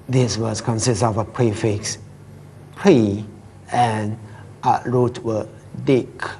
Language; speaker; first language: English; non-native, fluent; Thai